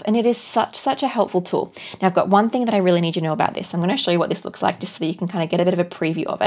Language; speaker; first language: English; native; English